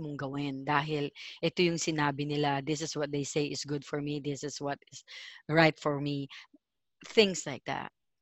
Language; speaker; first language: English; non-native, local second language; Filipino